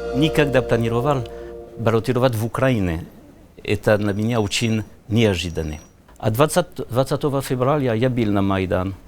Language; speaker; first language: Russian; non-native, learner; French